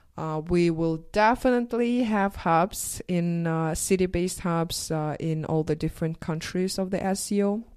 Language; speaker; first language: English; non-native, fluent; Russian